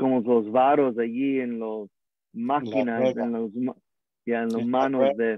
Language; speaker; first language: Spanish; non-native, learner; English